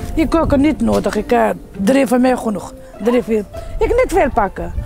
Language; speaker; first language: Dutch; non-native, learner; Turkish